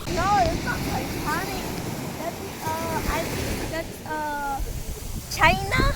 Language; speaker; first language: English; non-native, fluent; Korean